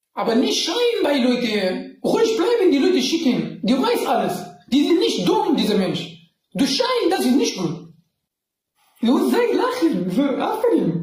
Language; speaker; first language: German; non-native, learner; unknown